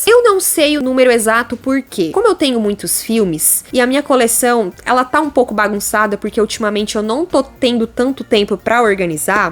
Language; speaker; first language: Portuguese; native; Portuguese